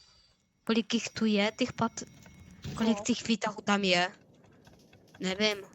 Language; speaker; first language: Czech; early bilingual, other home language; Russian